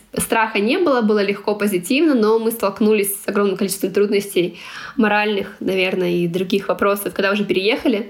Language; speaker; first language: Russian; non-native, local second language; Tatar